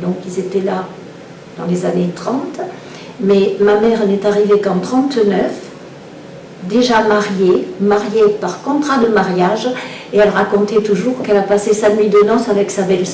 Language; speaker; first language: French; early bilingual, other home language; Italian